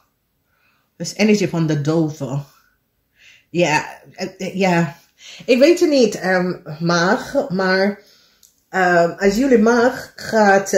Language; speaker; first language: Dutch; non-native, learner; English